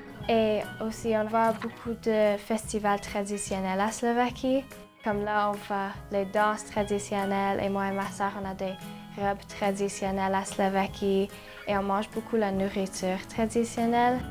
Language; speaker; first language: French; non-native, local second language; Slovak